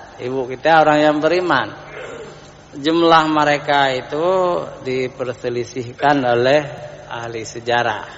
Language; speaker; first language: Indonesian; non-native, local second language; Achinese